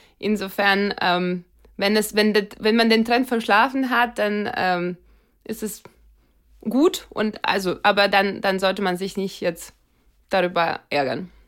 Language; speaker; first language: German; non-native, fluent; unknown